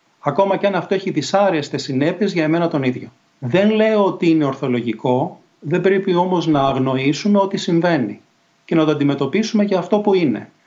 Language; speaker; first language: Greek; native; Greek